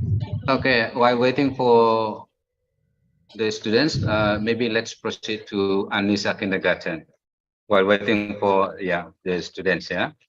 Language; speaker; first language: English; non-native, fluent; Indonesian